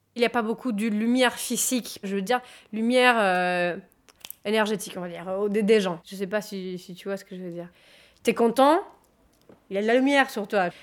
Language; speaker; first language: French; non-native, fluent; Spanish